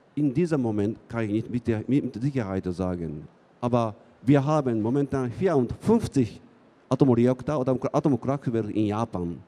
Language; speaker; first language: German; non-native, fluent; Japanese